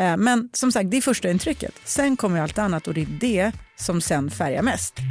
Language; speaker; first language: Swedish; early bilingual, other home language; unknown